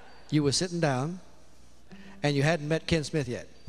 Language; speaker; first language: English; native; English